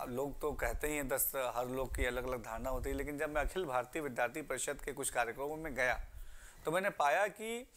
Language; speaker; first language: Hindi; native; Hindi